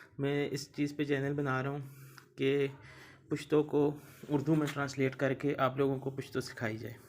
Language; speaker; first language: Urdu; non-native, local second language; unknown